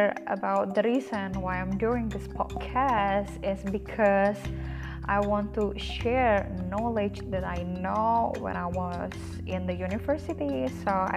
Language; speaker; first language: English; non-native, fluent; Indonesian